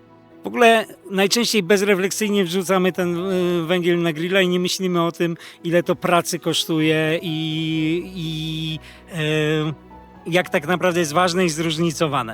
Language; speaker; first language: Polish; native; Polish